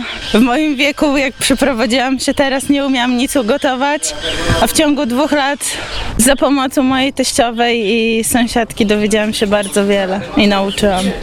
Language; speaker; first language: Polish; non-native, local second language; Ukrainian